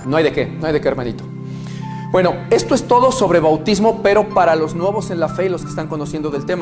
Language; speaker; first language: Spanish; native; Spanish